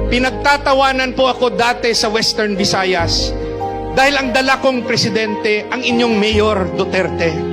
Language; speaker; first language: Filipino; non-native, local second language; Hiligaynon